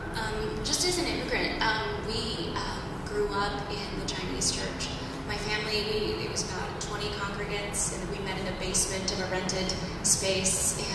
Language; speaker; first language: English; native; English